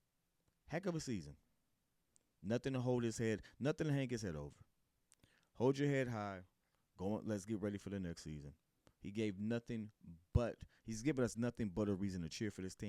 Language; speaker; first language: English; native; English